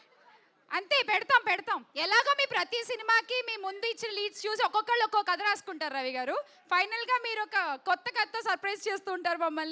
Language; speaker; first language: Telugu; native; Telugu